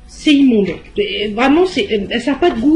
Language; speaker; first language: French; native; French